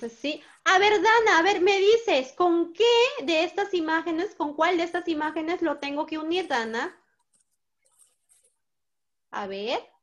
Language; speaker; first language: Spanish; native; Spanish